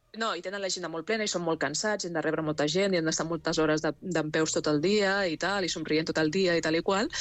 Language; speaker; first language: Catalan; non-native, local second language; Spanish